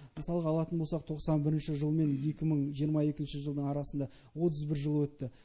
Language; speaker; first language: Kazakh; native; Kazakh